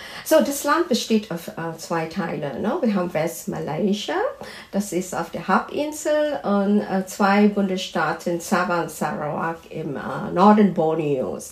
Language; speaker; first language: German; non-native, fluent; Malay